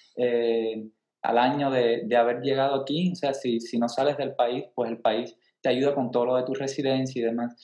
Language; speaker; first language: Spanish; native; Spanish